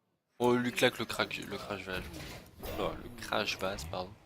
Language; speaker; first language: French; native; French